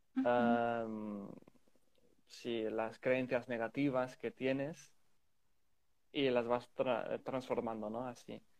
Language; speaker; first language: Spanish; non-native, fluent; English